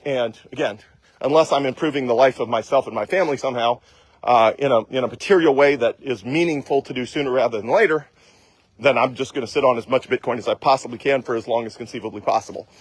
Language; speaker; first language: English; native; English